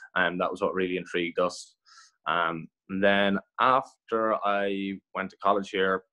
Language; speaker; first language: English; native; English